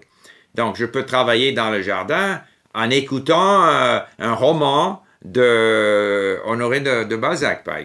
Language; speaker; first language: French; non-native, fluent; English